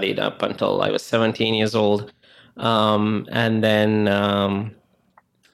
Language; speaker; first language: English; non-native, local second language; Sinhala